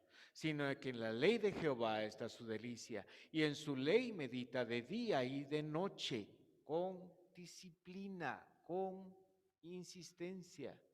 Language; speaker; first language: Spanish; native; Spanish